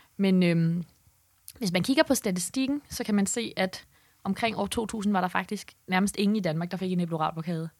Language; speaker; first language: Danish; native; Danish